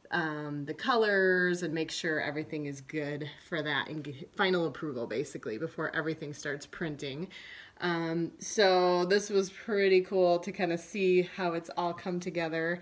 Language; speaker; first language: English; native; English